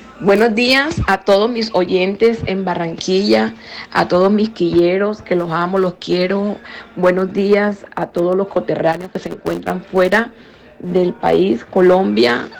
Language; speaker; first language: Spanish; native; Spanish